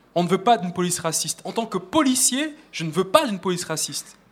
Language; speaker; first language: French; native; French